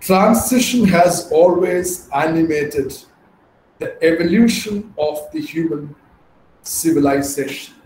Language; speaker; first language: English; non-native, local second language; Malayalam